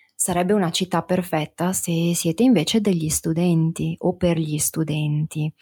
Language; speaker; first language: Italian; native; Italian